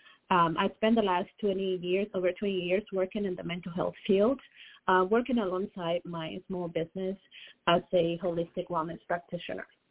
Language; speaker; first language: English; non-native, fluent; Spanish